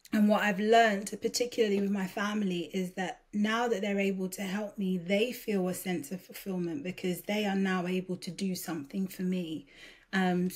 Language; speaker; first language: English; early bilingual, other home language; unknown